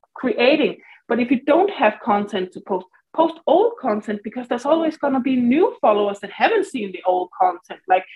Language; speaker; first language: English; non-native, fluent; Danish